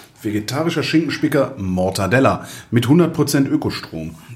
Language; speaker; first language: German; native; German